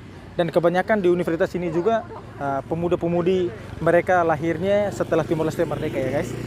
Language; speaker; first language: Indonesian; non-native, local second language; Tetum